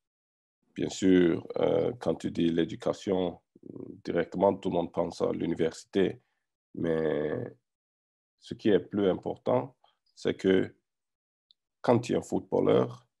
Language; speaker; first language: French; non-native, learner; English